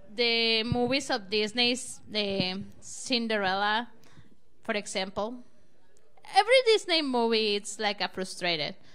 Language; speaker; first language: English; non-native, learner; Spanish